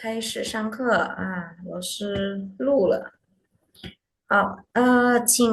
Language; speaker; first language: Chinese; non-native, fluent; Indonesian